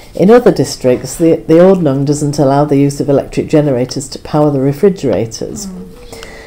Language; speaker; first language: English; native; English